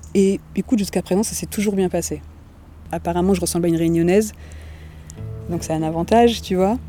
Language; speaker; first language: French; native; French